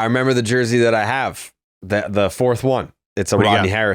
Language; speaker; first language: English; native; English